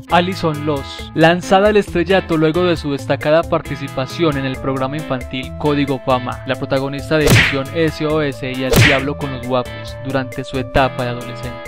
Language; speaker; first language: Spanish; native; Spanish